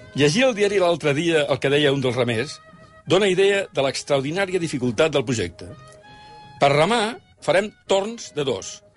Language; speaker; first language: Catalan; native; Catalan